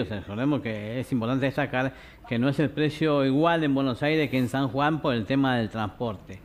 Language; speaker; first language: Spanish; native; Spanish